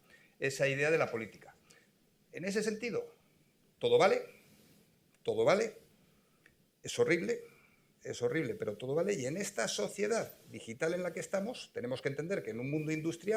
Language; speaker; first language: Spanish; native; Spanish